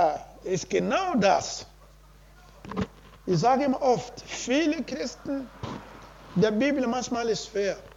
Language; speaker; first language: German; non-native, learner; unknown